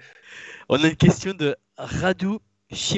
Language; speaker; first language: French; native; French